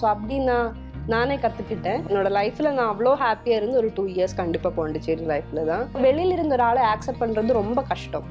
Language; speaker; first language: Tamil; non-native, local second language; Malayalam